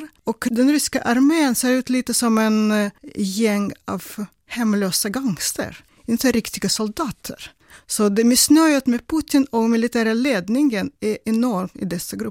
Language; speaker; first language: Swedish; non-native, fluent; Russian